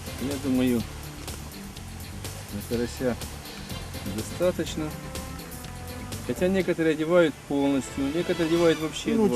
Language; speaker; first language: Russian; non-native, local second language; Ukrainian